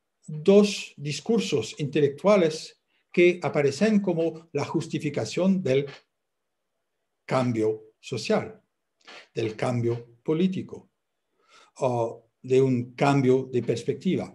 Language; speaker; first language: Spanish; non-native, fluent; French